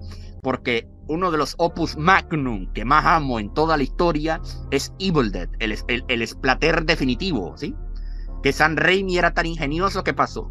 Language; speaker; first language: Spanish; native; Spanish